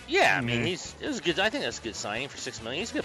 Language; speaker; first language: English; native; English